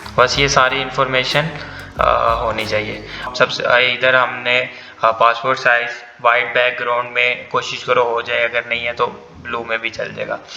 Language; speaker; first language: Urdu; non-native, local second language; Punjabi